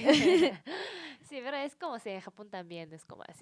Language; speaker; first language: Spanish; non-native, learner; Japanese